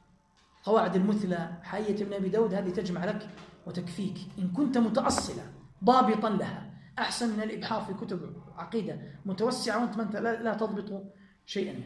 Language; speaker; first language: Arabic; native; Arabic